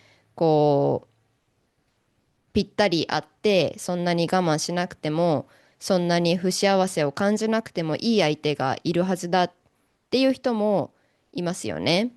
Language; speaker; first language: Japanese; native; Japanese